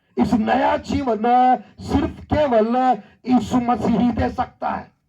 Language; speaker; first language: Hindi; non-native, local second language; Telugu